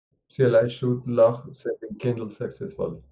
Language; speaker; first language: English; non-native, learner; Spanish